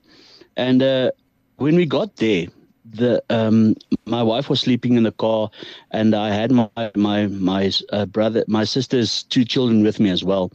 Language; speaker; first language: English; non-native, local second language; Afrikaans